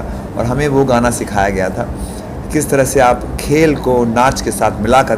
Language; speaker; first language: Hindi; native; Hindi